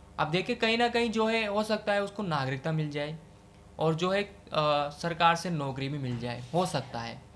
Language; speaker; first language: Hindi; native; Hindi